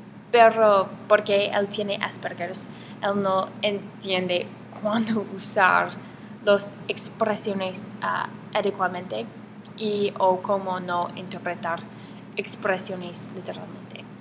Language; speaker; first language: Spanish; non-native, learner; English